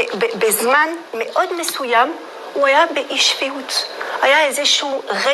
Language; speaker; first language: Hebrew; non-native, fluent; French